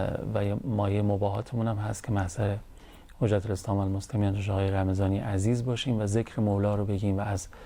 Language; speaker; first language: Persian; native; Persian